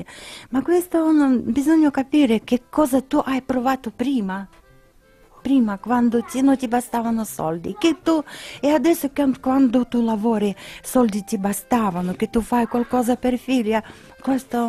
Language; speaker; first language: Italian; non-native, learner; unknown